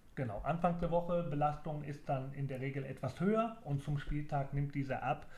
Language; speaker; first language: German; native; German